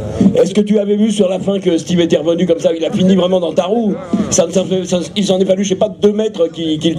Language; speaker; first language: French; native; French